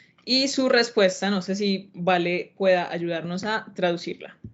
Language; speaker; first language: Spanish; native; Spanish